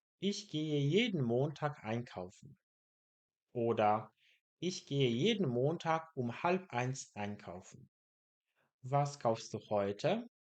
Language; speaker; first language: German; non-native, fluent; Polish